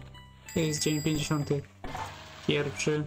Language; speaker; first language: Polish; native; Polish